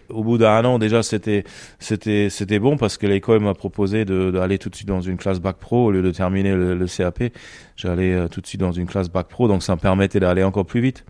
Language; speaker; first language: French; non-native, fluent; German